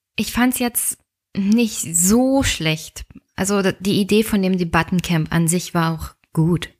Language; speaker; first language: German; native; German